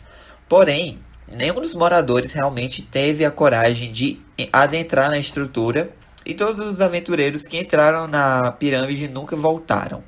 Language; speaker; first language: Portuguese; native; Portuguese